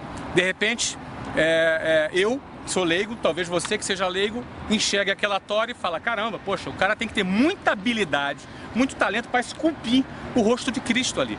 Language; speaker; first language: Portuguese; native; Portuguese